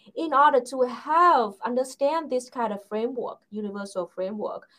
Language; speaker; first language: English; non-native, fluent; Vietnamese